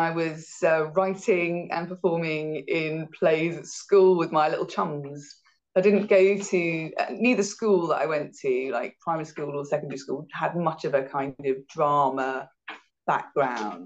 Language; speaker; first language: English; native; English